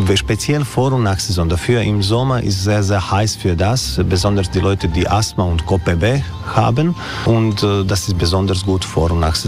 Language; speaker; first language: German; non-native, learner; Croatian